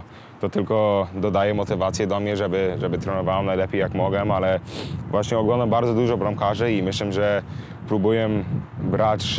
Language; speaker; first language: Polish; early bilingual, heritage; English